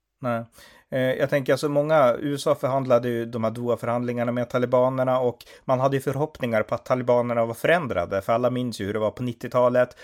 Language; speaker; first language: Swedish; native; Swedish